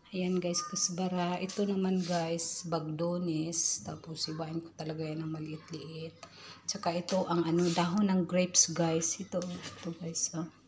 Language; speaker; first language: Filipino; non-native, local second language; Cebuano